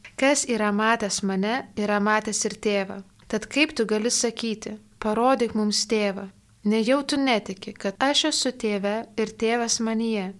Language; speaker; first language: Lithuanian; native; Lithuanian